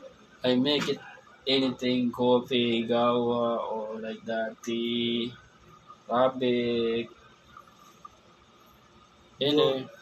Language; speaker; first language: English; non-native, learner; Filipino